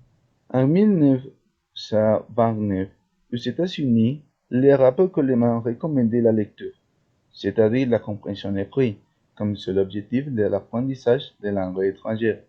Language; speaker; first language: French; non-native, learner; Spanish